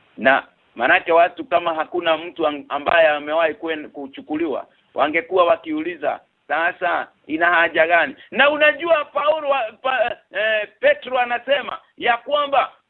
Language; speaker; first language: Swahili; non-native, local second language; Kikuyu